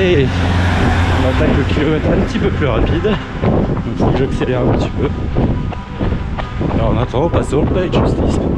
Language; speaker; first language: French; native; French